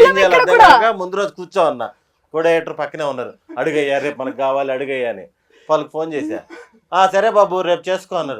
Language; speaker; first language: Telugu; native; Telugu